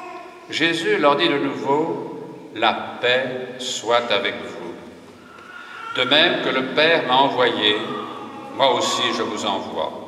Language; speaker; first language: French; native; French